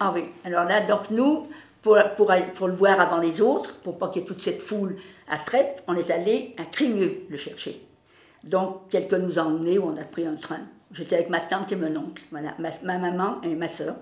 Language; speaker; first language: French; native; French